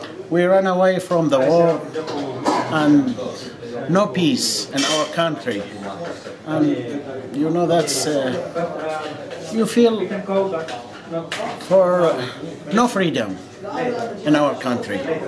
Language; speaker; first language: English; non-native, learner; Arabic